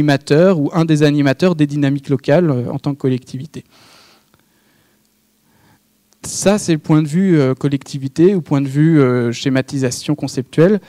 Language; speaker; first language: French; native; French